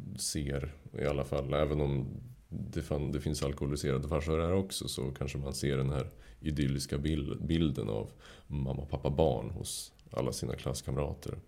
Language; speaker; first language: Swedish; native; Swedish